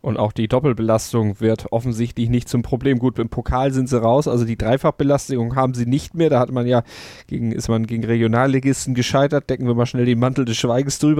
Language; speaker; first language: German; native; German